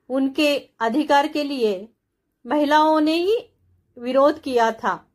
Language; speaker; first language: Hindi; non-native, local second language; Marathi